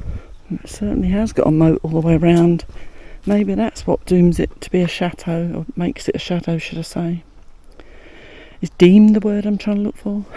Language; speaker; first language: English; native; English